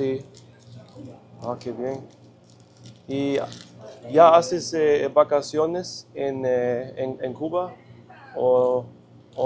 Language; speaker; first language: Spanish; non-native, fluent; German